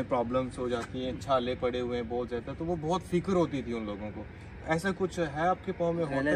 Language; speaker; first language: Hindi; native; Hindi